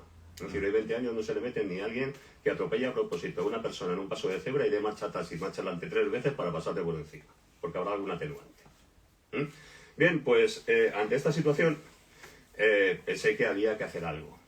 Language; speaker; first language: Spanish; native; Spanish